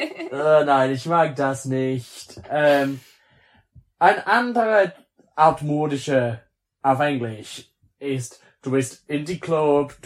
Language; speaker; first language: German; non-native, learner; English